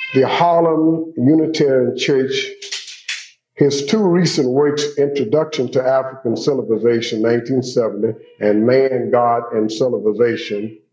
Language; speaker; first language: English; native; English